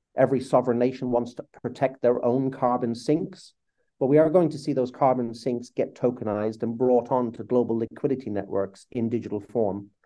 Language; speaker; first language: English; native; English